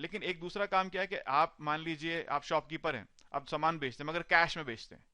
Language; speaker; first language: Hindi; native; Hindi